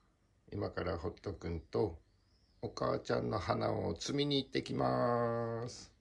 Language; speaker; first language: Japanese; native; Japanese